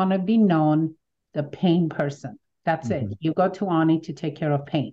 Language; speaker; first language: English; non-native, fluent; Armenian